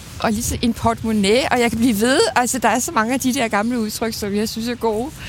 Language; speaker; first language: Danish; native; Danish